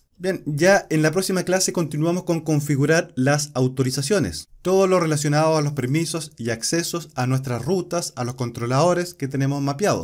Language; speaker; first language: Spanish; native; Spanish